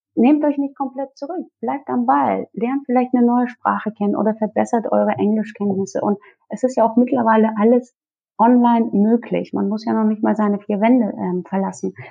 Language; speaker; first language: German; early bilingual, other home language; Russian